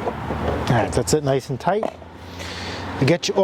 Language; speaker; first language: English; native; English